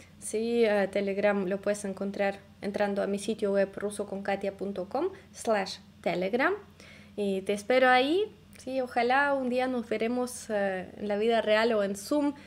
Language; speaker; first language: Spanish; non-native, fluent; Russian